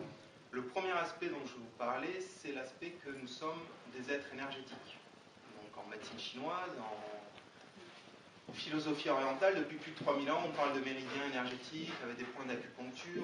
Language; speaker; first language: French; native; French